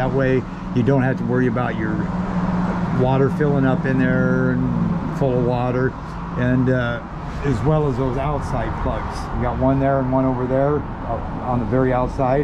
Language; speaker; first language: English; native; English